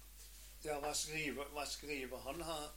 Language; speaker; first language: Norwegian; non-native, learner; German